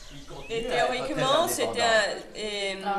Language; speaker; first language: French; early bilingual, heritage; French